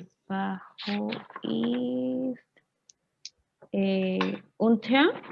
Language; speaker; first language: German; non-native, learner; Spanish